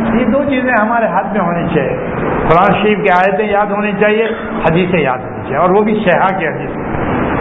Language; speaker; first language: Urdu; non-native, local second language; Gujarati